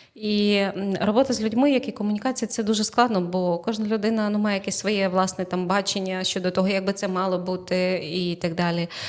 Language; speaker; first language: Ukrainian; native; Ukrainian